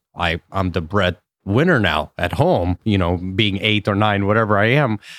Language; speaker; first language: English; early bilingual, other home language; Russian